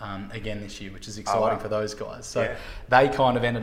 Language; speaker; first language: English; native; English